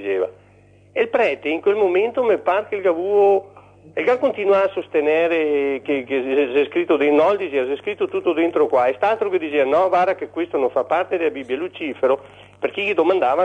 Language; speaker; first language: Italian; native; Italian